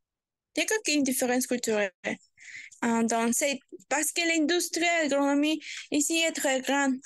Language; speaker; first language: French; non-native, learner; Spanish